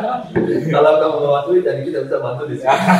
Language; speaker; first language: Indonesian; non-native, learner; Turkish